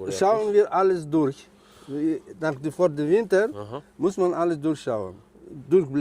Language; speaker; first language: German; non-native, learner; Russian